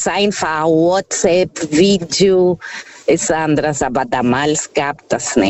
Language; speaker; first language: German; non-native, fluent; Portuguese